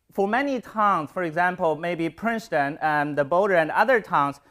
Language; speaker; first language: English; non-native, fluent; Chinese